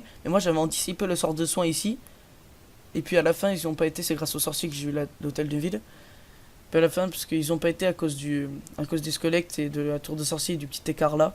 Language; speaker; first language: French; native; French